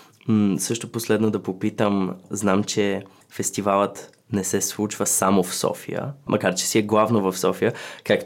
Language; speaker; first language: Bulgarian; native; Bulgarian